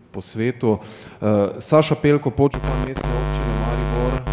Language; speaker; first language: Slovenian; native; Slovenian